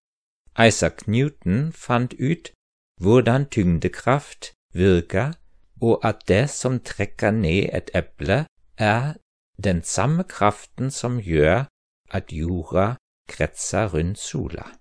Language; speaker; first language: Norwegian; non-native, fluent; German